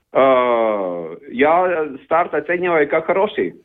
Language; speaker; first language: Russian; non-native, learner; Latvian